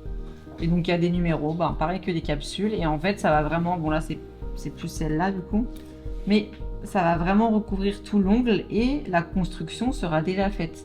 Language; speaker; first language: French; native; French